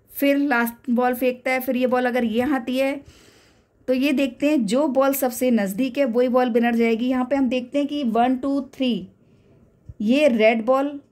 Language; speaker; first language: Hindi; native; Hindi